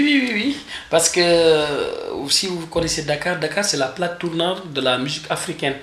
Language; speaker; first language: French; non-native, local second language; Wolof